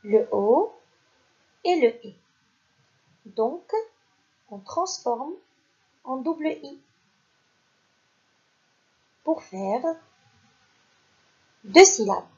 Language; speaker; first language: French; non-native, local second language; Arabic